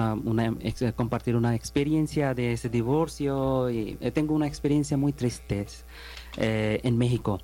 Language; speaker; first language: Spanish; non-native, learner; Bangla